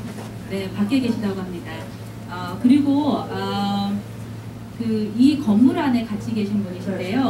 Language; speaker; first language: Korean; native; Korean